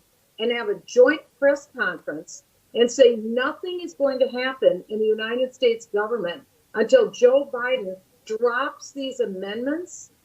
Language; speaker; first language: English; native; English